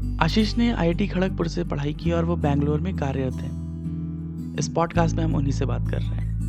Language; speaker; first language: Hindi; native; Hindi